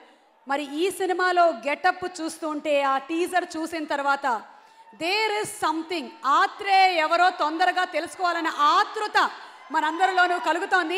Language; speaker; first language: Telugu; native; Telugu